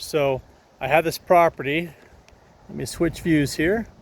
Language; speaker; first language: English; native; English